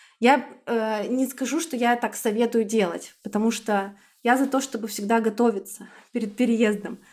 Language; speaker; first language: Russian; native; Russian